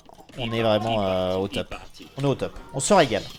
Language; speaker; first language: French; native; French